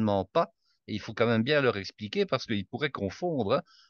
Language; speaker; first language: French; native; French